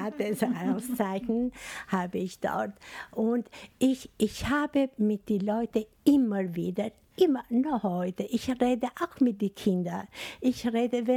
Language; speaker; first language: German; non-native, learner; Albanian